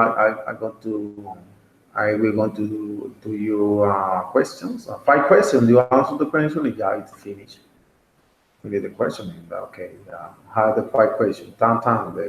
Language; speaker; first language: English; non-native, learner; Spanish